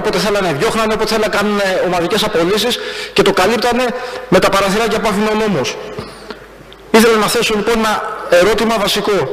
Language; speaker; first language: Greek; native; Greek